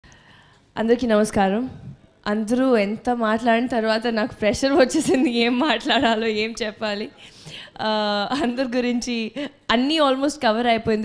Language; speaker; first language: Telugu; non-native, fluent; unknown